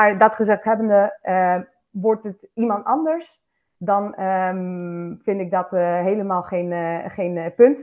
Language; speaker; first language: Dutch; non-native, fluent; Spanish